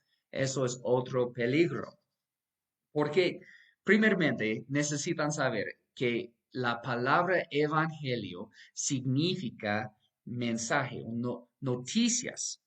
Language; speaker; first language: Spanish; non-native, fluent; English